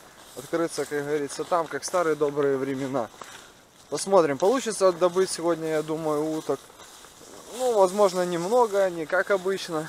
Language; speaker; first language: Russian; native; Russian